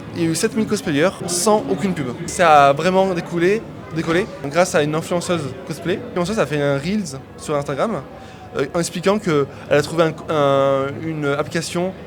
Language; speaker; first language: French; native; French